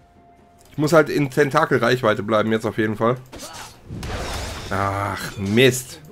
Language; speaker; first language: German; native; German